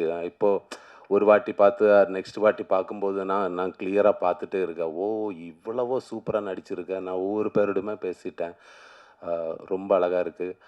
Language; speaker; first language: Tamil; non-native, learner; Malayalam